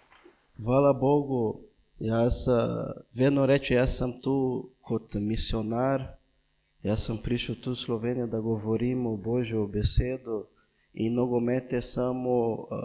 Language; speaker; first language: Slovenian; non-native, fluent; Portuguese